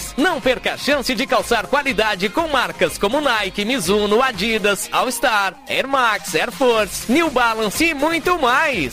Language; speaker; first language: Portuguese; native; Portuguese